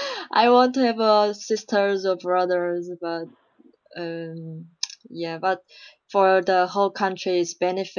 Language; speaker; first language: English; non-native, learner; Chinese